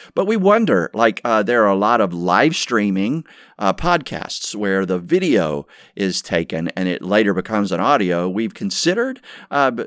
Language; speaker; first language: English; native; English